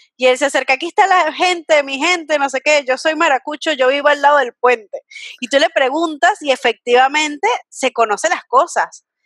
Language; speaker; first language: Spanish; native; Spanish